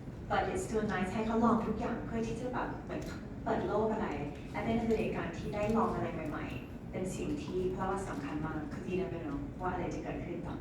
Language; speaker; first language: Thai; native; Thai